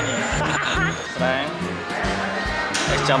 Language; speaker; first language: Indonesian; non-native, learner; Japanese